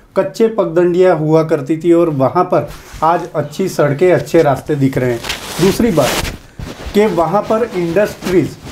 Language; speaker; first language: Hindi; native; Hindi